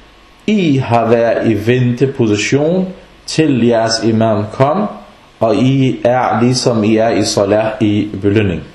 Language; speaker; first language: Danish; non-native, fluent; Arabic